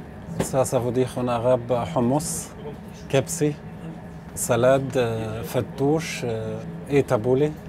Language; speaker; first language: French; non-native, learner; Arabic